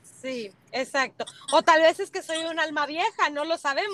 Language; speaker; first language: Spanish; native; Spanish